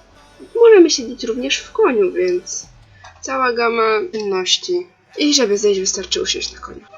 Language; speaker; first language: Polish; native; Polish